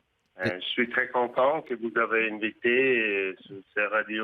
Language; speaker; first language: French; non-native, fluent; Russian